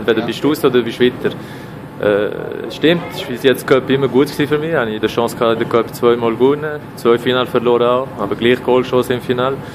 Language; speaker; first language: German; non-native, local second language; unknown